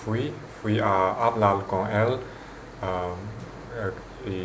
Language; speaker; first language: Spanish; non-native, learner; Chinese